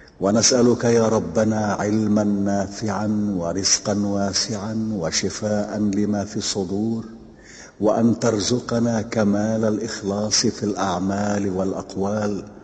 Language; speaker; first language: Arabic; native; Arabic